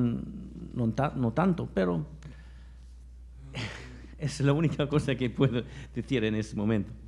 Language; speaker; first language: Spanish; non-native, fluent; German